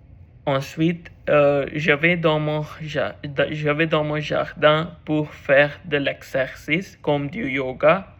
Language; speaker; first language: French; non-native, learner; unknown